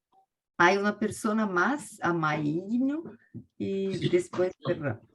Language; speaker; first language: Spanish; non-native, learner; Portuguese